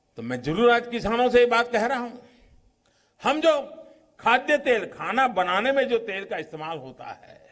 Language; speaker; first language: Hindi; non-native, local second language; Gujarati